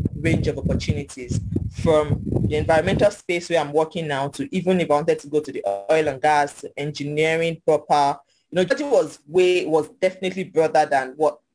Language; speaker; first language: English; non-native, local second language; Yoruba